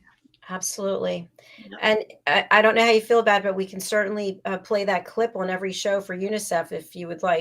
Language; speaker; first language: English; native; English